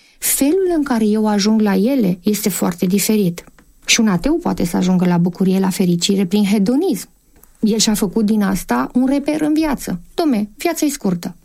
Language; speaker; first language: Romanian; native; Romanian